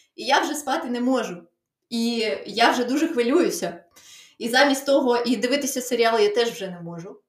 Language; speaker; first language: Ukrainian; non-native, local second language; Russian